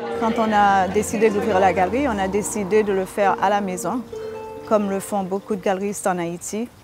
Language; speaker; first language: French; early bilingual, heritage; French